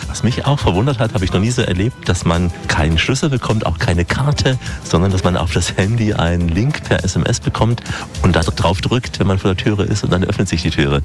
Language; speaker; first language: German; native; German